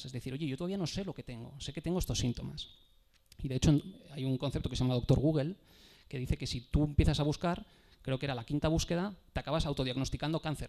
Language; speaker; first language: Spanish; native; Spanish